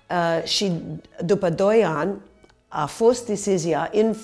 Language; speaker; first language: Romanian; early bilingual, heritage; Romanian